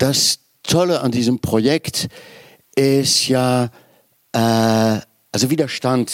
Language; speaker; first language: German; native; German